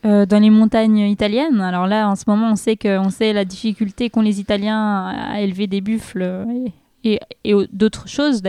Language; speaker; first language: French; native; French